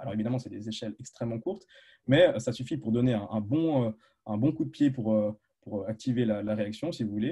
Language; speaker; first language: French; native; French